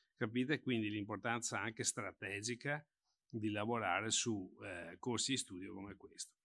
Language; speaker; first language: Italian; native; Italian